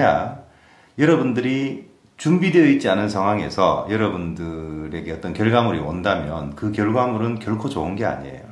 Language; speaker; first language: Korean; native; Korean